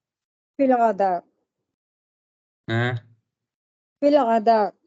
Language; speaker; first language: Arabic; non-native, learner; Tamil